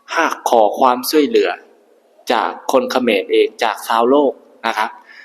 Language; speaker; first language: Thai; native; Thai